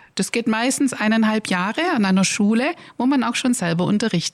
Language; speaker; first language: German; native; German